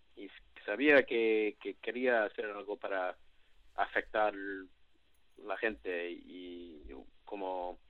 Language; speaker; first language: Spanish; non-native, learner; English